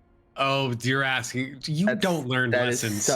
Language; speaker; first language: English; native; English